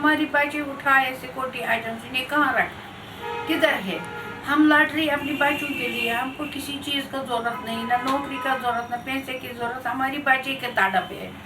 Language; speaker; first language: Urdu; non-native, local second language; Kashmiri